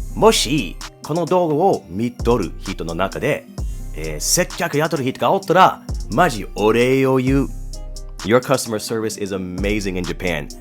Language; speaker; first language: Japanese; non-native, fluent; English